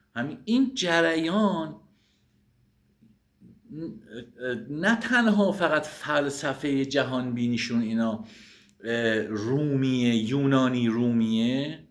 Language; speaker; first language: Persian; native; Persian